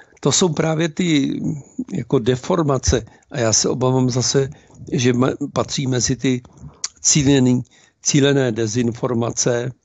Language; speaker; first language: Czech; native; Czech